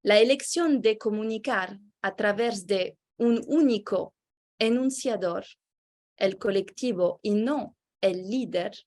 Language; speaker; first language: Spanish; non-native, fluent; French